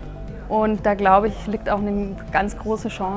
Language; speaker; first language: German; native; German